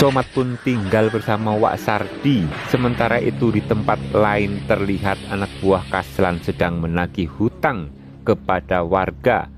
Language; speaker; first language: Indonesian; native; Indonesian